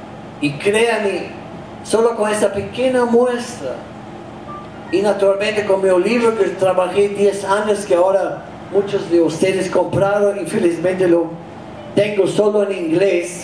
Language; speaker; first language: Spanish; non-native, fluent; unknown